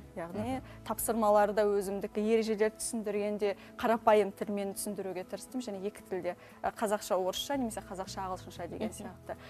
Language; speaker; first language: Kazakh; non-native, local second language; Uzbek